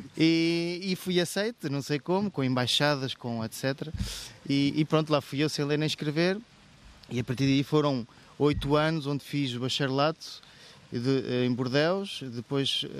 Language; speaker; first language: Portuguese; native; Portuguese